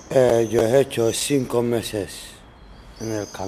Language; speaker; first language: Spanish; non-native, learner; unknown